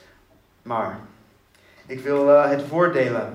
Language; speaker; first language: Dutch; non-native, learner; English